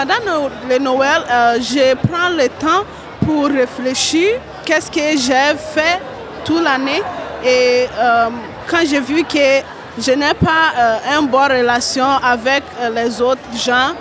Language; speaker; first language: French; non-native, learner; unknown